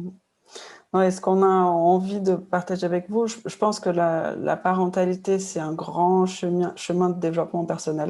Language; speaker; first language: French; non-native, fluent; Portuguese